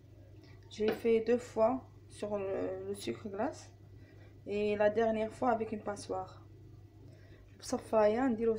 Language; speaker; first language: French; non-native, learner; Arabic